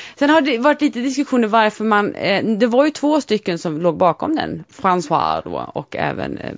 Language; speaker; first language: Swedish; native; Swedish